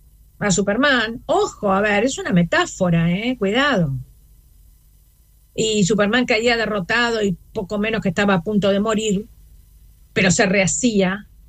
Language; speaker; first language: Spanish; native; Spanish